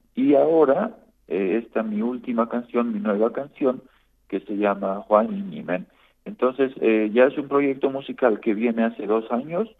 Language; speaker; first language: Spanish; native; Spanish